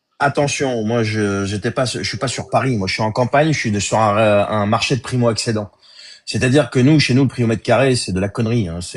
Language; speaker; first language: French; early bilingual, other home language; Arabic